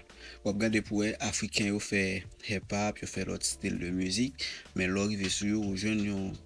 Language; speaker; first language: Haitian Creole; native; Haitian Creole